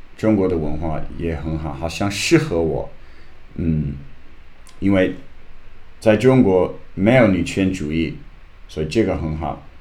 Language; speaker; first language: Chinese; non-native, learner; English